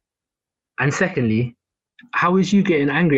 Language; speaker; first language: English; native; English